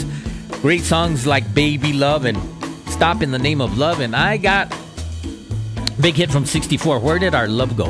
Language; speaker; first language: English; native; English